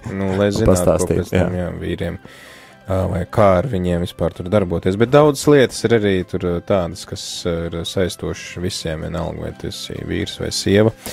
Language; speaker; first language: Latvian; native; Latvian